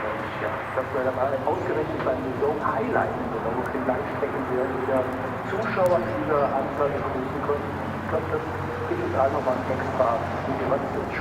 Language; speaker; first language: German; native; German